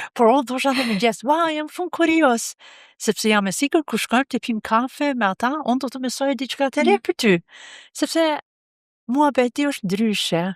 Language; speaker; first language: Albanian; non-native, fluent; English